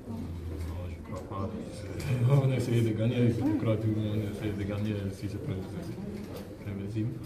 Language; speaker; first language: French; non-native, fluent; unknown